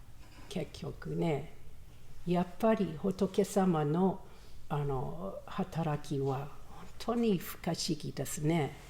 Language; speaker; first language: Japanese; non-native, learner; English